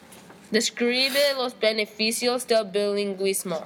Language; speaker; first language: Spanish; non-native, learner; English